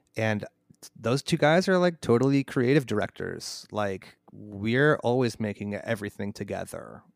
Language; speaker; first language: English; native; English